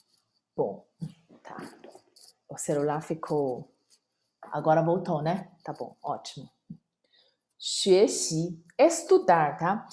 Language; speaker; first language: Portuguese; non-native, fluent; Chinese